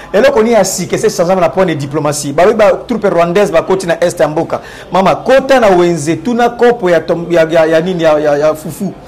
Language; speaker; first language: Lingala; non-native, local second language; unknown